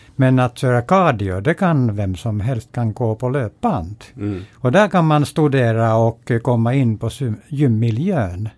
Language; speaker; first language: Swedish; non-native, fluent; Finnish